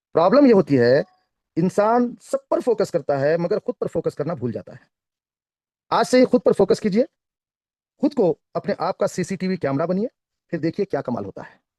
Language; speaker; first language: Hindi; non-native, local second language; Kannada